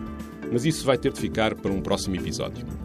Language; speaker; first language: Portuguese; native; Portuguese